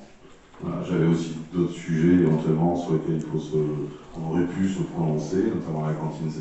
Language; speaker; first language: French; native; French